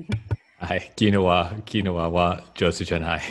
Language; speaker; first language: Japanese; non-native, learner; English